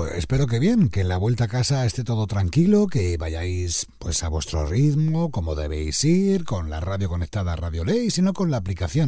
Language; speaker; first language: Spanish; native; Spanish